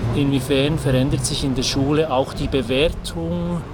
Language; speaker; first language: German; native; German